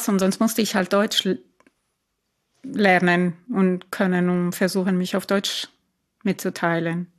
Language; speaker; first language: German; non-native, fluent; Italian